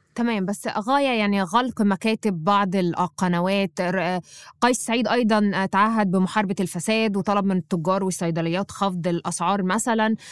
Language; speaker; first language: Arabic; native; Arabic